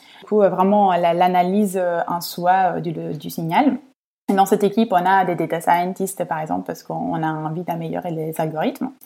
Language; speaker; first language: French; non-native, fluent; Italian